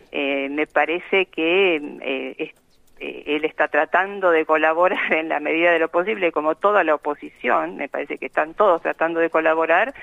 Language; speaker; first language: Spanish; native; Spanish